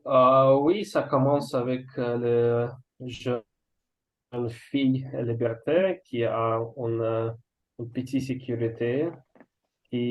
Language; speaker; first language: French; non-native, learner; Russian